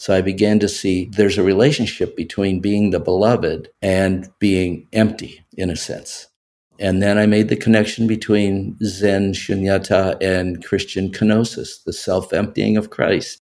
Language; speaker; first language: English; native; English